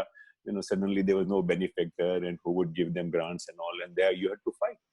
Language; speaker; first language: English; non-native, local second language; Hindi